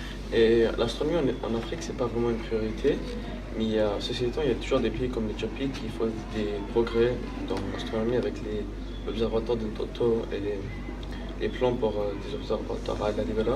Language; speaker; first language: French; non-native, fluent; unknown